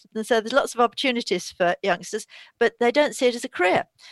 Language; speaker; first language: English; native; English